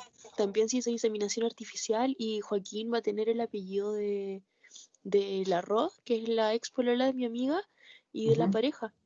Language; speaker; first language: Spanish; native; Spanish